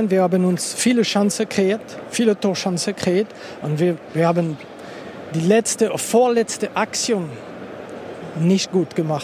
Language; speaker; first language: German; non-native, local second language; French